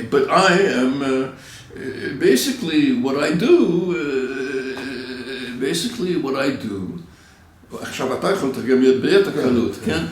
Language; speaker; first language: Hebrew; non-native, fluent; English